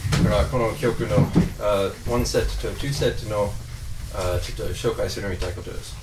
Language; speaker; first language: Japanese; non-native, fluent; English